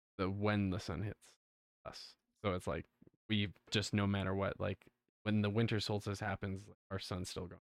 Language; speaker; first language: English; native; English